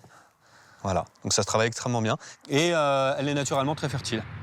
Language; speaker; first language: French; native; French